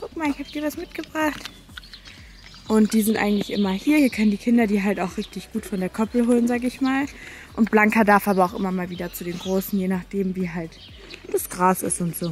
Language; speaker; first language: German; native; German